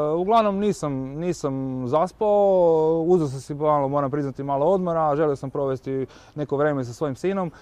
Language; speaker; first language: Croatian; native; Croatian